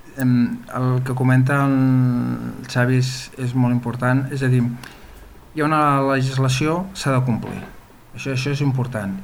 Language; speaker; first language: Catalan; native; Catalan